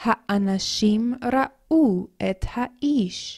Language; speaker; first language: Hebrew; non-native, fluent; English